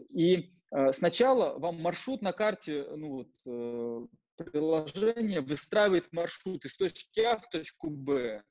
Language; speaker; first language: Russian; native; Russian